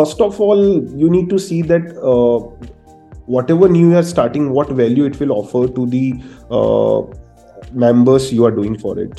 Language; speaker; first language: English; non-native, local second language; Hindi